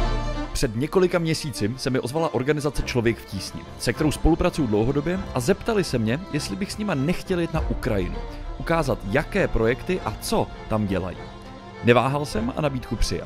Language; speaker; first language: Czech; native; Czech